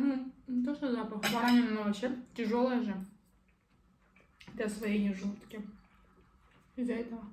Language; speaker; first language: Russian; non-native, local second language; Kazakh